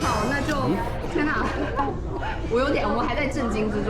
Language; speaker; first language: Chinese; native; Chinese